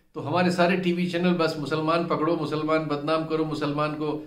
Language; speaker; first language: Hindi; native; Hindi